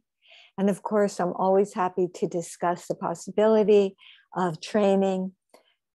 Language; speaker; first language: English; native; English